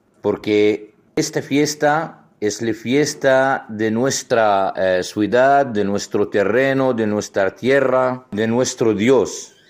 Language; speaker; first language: Spanish; non-native, fluent; Arabic